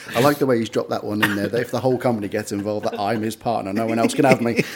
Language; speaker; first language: English; native; English